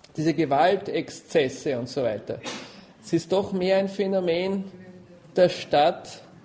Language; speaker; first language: German; native; German